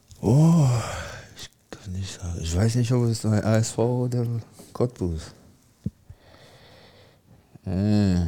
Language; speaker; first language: German; non-native, learner; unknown